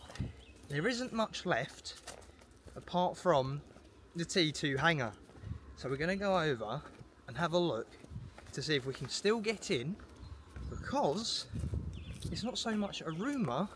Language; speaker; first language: English; native; English